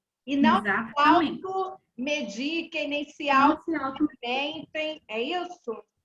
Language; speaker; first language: Portuguese; native; Portuguese